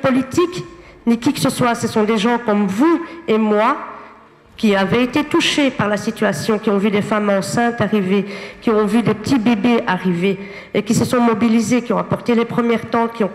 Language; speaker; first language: French; native; French